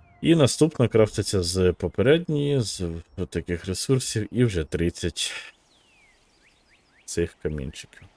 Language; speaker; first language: Ukrainian; native; Ukrainian